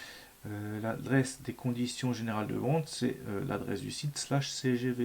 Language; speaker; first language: French; native; French